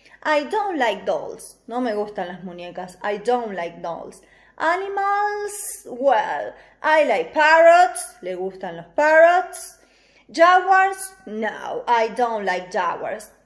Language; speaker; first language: English; non-native, fluent; Spanish